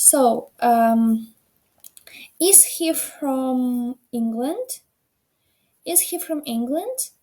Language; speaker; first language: English; non-native, fluent; Ukrainian